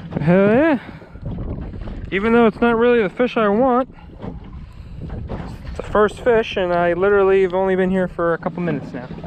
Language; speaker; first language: English; native; English